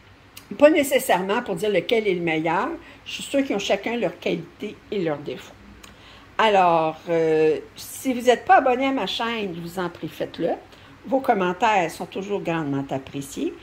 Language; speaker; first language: French; native; French